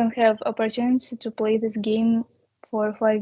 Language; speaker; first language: English; non-native, learner; Russian